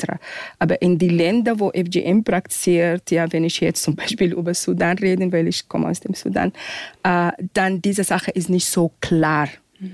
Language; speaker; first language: German; non-native, fluent; Arabic